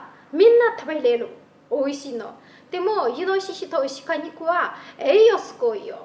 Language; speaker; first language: Japanese; non-native, learner; Chinese